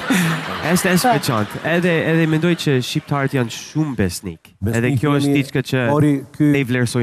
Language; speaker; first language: Albanian; non-native, learner; English